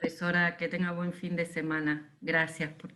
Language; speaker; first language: Spanish; native; Spanish